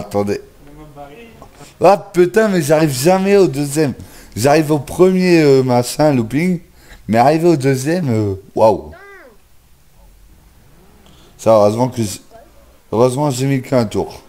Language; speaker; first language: French; native; French